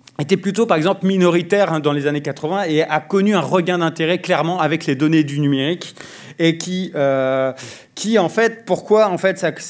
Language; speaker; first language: French; native; French